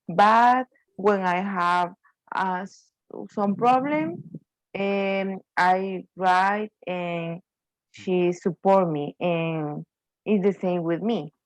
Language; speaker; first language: English; non-native, learner; Spanish